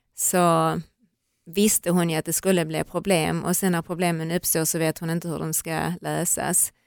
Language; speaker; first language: Swedish; native; Swedish